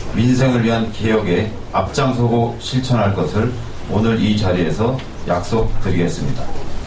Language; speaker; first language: Korean; native; Korean